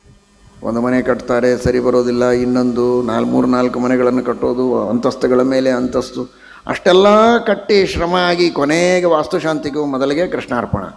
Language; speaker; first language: Kannada; native; Kannada